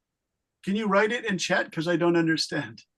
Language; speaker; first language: English; native; English